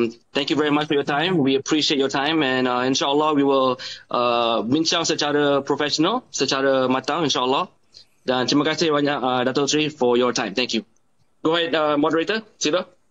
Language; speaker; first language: English; non-native, local second language; Malay